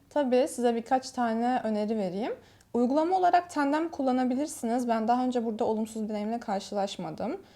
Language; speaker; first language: Turkish; native; Turkish